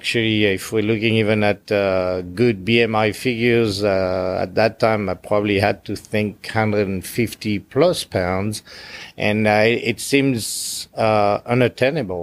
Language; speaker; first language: English; non-native, fluent; French